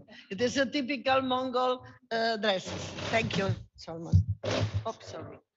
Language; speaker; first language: English; non-native, learner; Spanish